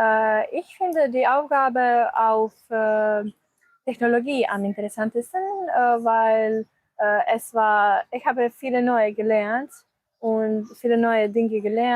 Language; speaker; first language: German; non-native, learner; Croatian